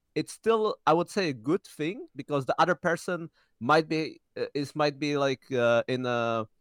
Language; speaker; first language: English; early bilingual, heritage; Czech